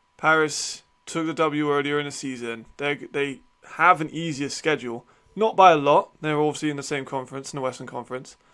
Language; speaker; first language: English; native; English